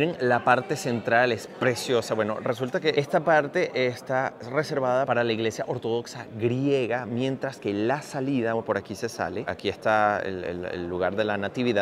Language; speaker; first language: Spanish; native; Spanish